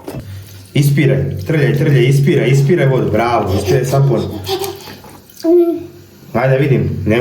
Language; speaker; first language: Croatian; native; Croatian